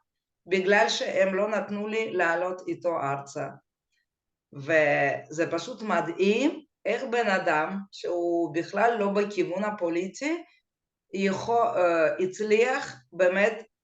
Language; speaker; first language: Hebrew; non-native, fluent; Russian